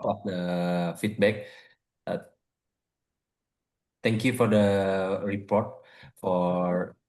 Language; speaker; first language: English; non-native, learner; Indonesian